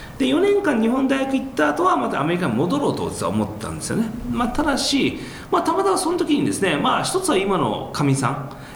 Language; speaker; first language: Japanese; early bilingual, heritage; Japanese